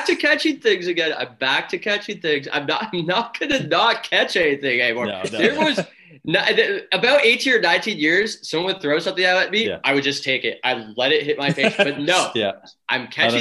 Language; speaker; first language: English; native; English